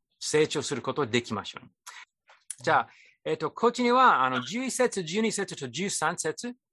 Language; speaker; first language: Japanese; non-native, fluent; English